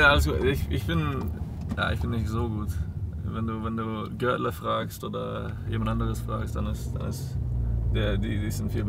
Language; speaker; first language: German; early bilingual, heritage; English